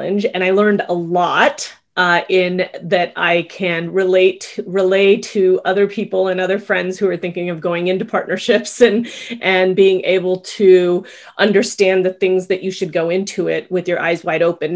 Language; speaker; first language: English; native; English